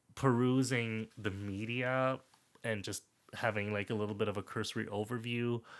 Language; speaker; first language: English; non-native, fluent; German